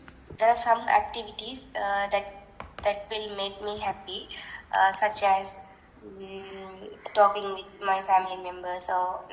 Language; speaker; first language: English; non-native, learner; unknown